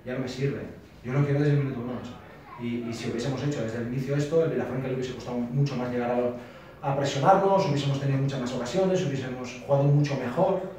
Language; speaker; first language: Spanish; native; Spanish